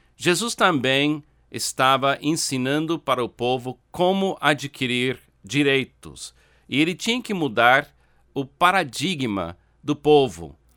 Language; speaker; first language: Portuguese; non-native, fluent; English